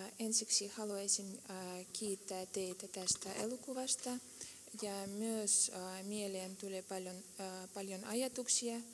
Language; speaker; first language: Finnish; non-native, fluent; Russian